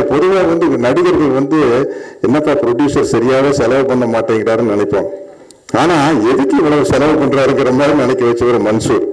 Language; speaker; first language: Tamil; native; Tamil